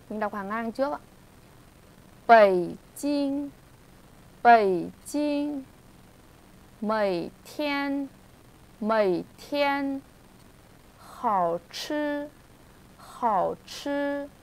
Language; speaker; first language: Chinese; non-native, fluent; Vietnamese